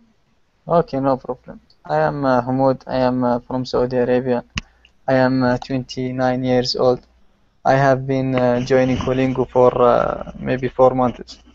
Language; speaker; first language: English; non-native, learner; Arabic